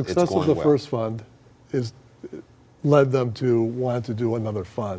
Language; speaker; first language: English; native; English